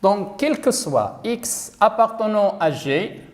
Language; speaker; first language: French; non-native, local second language; Arabic